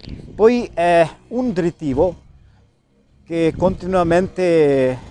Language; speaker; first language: Italian; non-native, learner; Urdu